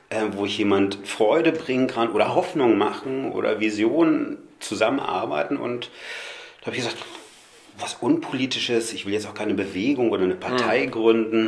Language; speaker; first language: German; native; German